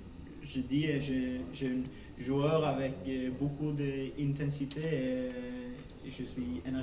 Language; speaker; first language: French; non-native, learner; Norwegian